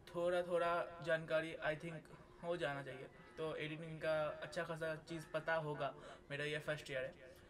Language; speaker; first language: Hindi; non-native, local second language; Bangla